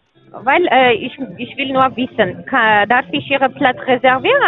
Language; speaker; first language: German; non-native, learner; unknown